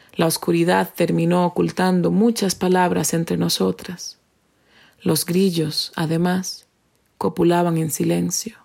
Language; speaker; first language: Spanish; native; Spanish